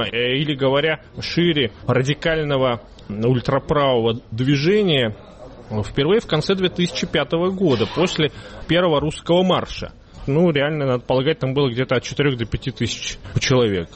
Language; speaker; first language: Russian; native; Russian